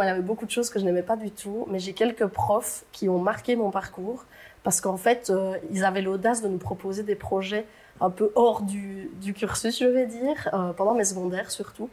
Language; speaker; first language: French; native; French